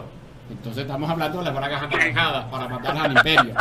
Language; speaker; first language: Spanish; native; Spanish